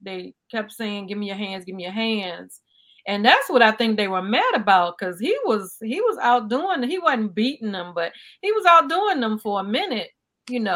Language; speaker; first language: English; native; English